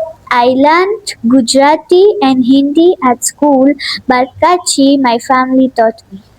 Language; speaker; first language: English; non-native, local second language; Kachhi